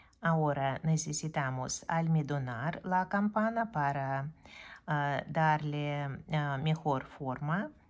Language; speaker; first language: Spanish; non-native, fluent; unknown